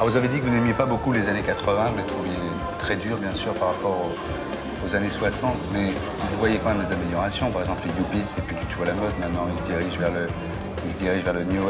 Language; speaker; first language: French; native; French